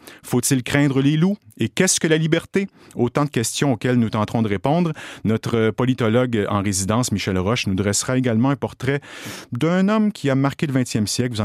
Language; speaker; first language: French; native; French